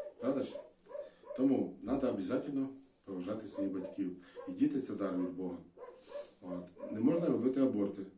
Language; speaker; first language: Ukrainian; native; Ukrainian